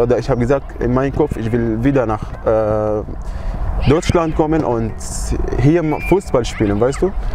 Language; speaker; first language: German; non-native, learner; Arabic